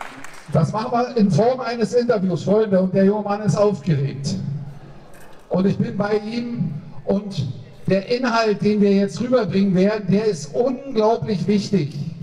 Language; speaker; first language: German; native; German